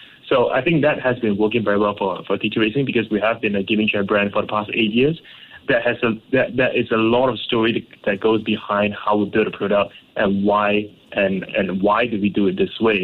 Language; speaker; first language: English; non-native, local second language; Cantonese